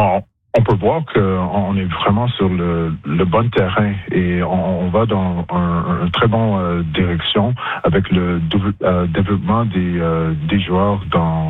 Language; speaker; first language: French; non-native, local second language; English